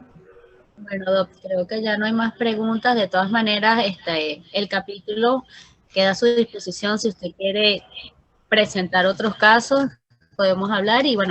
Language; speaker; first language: Spanish; native; Spanish